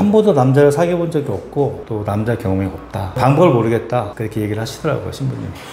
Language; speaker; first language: Korean; native; Korean